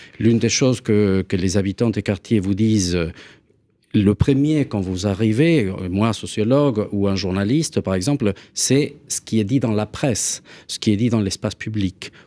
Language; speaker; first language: French; non-native, fluent; Spanish